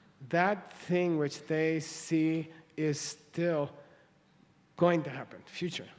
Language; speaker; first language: English; native; English